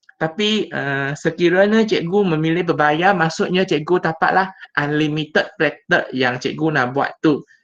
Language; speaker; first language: Malay; non-native, local second language; Chinese